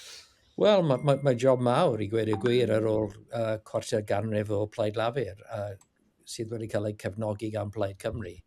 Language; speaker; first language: Welsh; non-native, learner; English